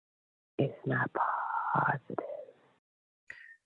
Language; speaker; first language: English; native; English